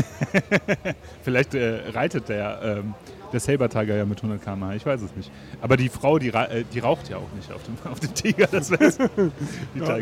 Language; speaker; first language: German; native; German